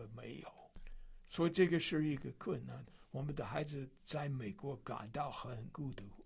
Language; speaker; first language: Chinese; non-native, fluent; English